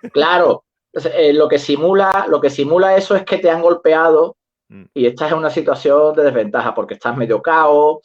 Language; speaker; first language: Spanish; native; Spanish